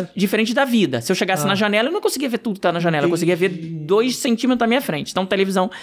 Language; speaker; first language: Portuguese; native; Portuguese